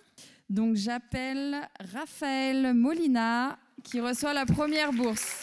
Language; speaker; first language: French; native; French